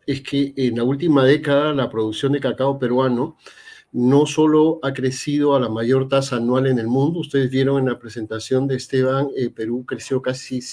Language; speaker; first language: Spanish; native; Spanish